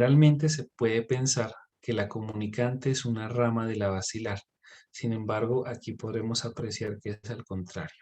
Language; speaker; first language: Spanish; native; Spanish